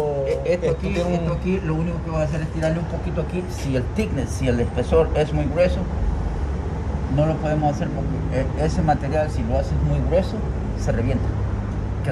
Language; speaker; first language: Spanish; native; Spanish